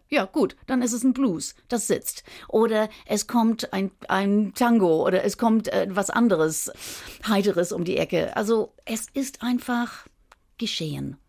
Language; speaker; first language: German; non-native, fluent; English